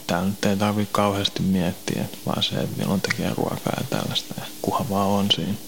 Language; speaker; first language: Finnish; native; Finnish